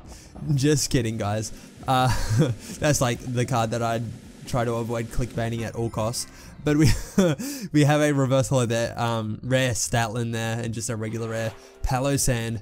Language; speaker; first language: English; native; English